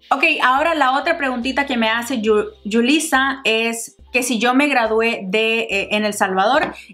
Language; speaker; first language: Spanish; native; Spanish